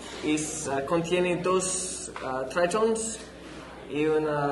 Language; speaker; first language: Spanish; non-native, learner; English